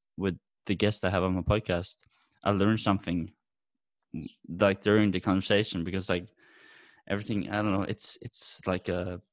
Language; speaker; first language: English; non-native, fluent; Norwegian